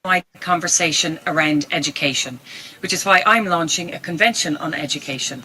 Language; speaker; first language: English; native; English